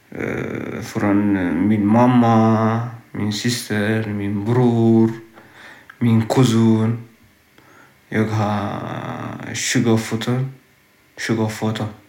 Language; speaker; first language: Swedish; non-native, learner; Tigrinya